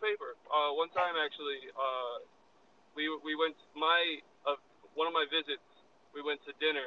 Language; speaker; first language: English; native; English